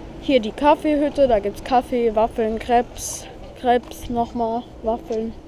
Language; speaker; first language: German; native; German